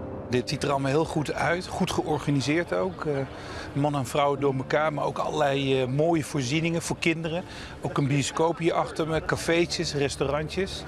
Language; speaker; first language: Dutch; native; Dutch